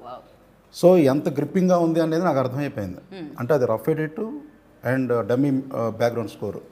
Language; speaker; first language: Telugu; native; Telugu